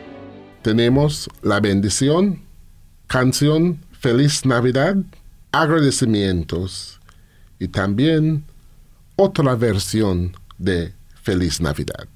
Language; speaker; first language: Spanish; non-native, fluent; English